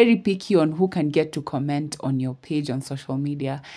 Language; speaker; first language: English; non-native, local second language; Swahili